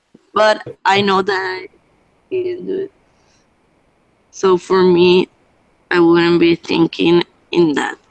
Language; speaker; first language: English; non-native, learner; Spanish